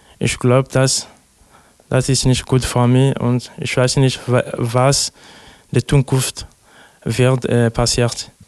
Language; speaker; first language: German; non-native, learner; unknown